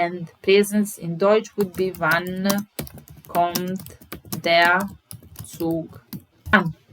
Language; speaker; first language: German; non-native, fluent; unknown